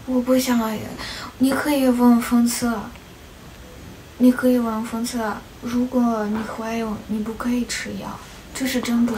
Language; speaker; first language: Chinese; non-native, learner; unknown